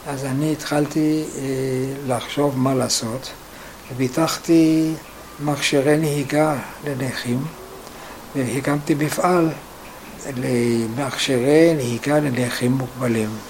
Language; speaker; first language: Hebrew; non-native, fluent; German